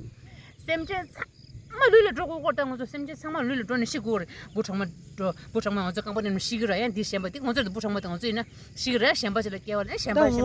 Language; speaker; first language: Hindi; non-native, local second language; Tibetan